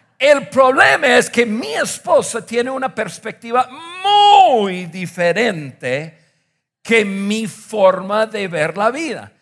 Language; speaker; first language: Spanish; non-native, fluent; English